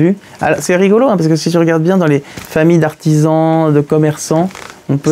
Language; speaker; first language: French; native; French